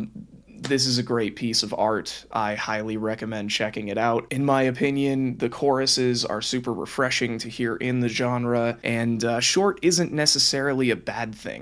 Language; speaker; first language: English; native; English